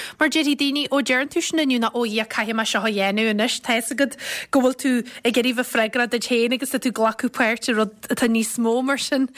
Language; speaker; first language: Irish; native; Irish